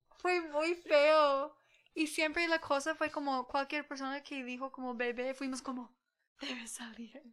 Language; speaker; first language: Spanish; early bilingual, heritage; Spanish